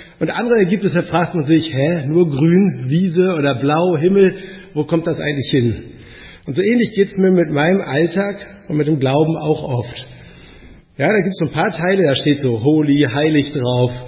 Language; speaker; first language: German; native; German